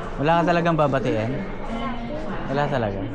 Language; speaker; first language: Filipino; native; Filipino